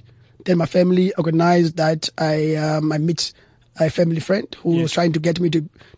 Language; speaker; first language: English; non-native, local second language; Xhosa